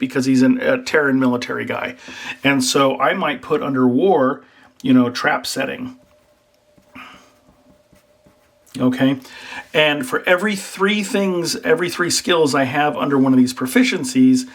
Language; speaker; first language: English; native; English